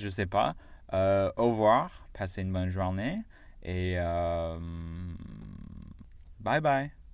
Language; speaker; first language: French; non-native, fluent; English